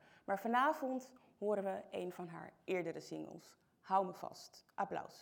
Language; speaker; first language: Dutch; native; Dutch